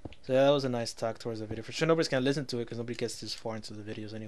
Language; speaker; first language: English; native; English